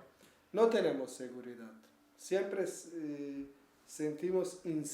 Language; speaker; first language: Spanish; non-native, learner; Kurdish